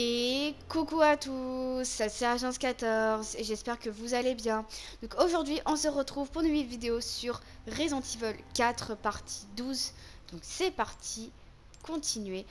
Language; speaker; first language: French; native; French